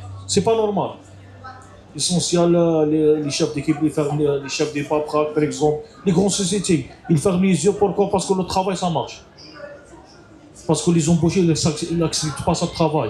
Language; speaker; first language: French; non-native, learner; Arabic